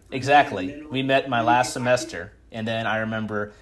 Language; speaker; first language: English; native; English